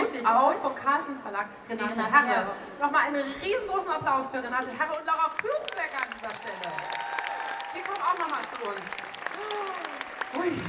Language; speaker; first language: German; native; German